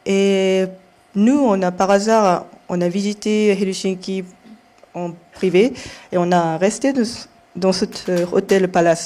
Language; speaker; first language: French; non-native, fluent; Japanese